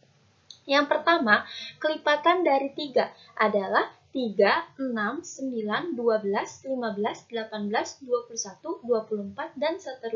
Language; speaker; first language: Indonesian; native; Indonesian